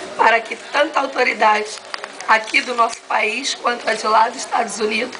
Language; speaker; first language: Portuguese; native; Portuguese